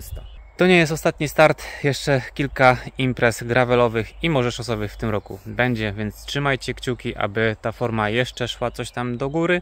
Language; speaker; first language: Polish; native; Polish